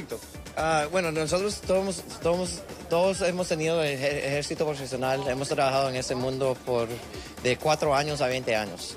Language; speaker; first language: Spanish; early bilingual, heritage; Spanish